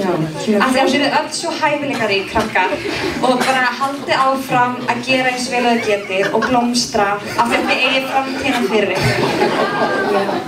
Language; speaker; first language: Icelandic; native; Icelandic